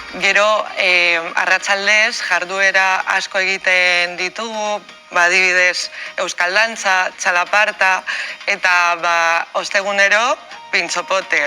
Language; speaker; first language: Basque; non-native, local second language; Spanish